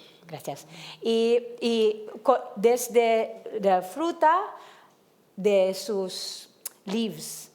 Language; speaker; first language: Spanish; non-native, learner; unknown